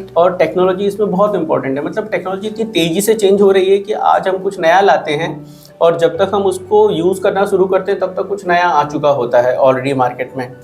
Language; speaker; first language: Hindi; native; Hindi